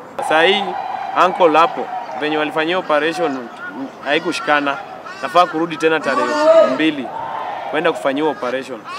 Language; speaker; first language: Swahili; native; Swahili